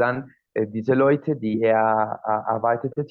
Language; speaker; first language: German; non-native, learner; Spanish